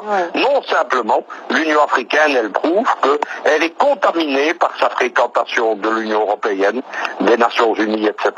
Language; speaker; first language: French; native; French